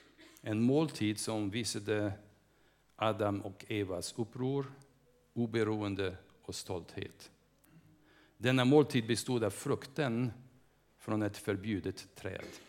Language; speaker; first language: Swedish; non-native, fluent; English